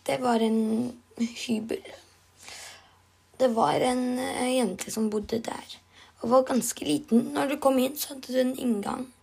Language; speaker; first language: Norwegian; non-native, learner; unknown